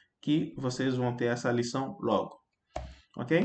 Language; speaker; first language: Portuguese; non-native, fluent; French